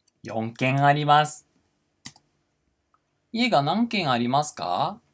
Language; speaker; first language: Japanese; non-native, fluent; Portuguese